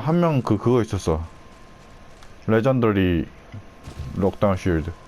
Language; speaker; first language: Korean; native; Korean